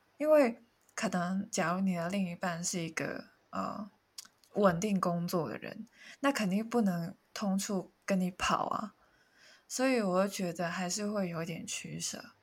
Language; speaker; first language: Chinese; non-native, local second language; Cantonese